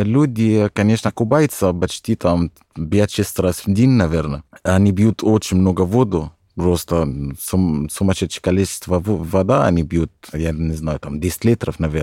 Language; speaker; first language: Russian; non-native, fluent; Arabic